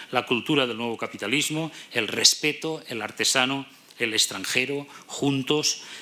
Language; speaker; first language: Spanish; non-native, local second language; Catalan